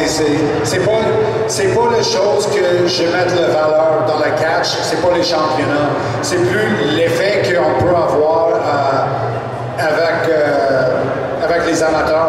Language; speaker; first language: French; non-native, local second language; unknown